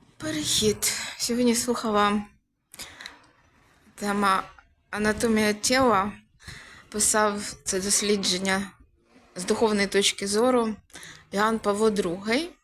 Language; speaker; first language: Ukrainian; native; Ukrainian